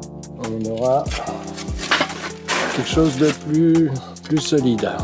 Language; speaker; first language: French; native; French